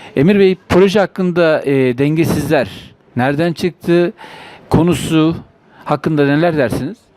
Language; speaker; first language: Turkish; native; Turkish